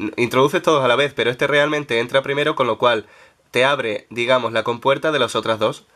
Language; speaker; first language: Spanish; native; Spanish